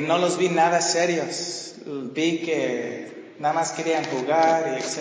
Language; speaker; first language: Spanish; native; Spanish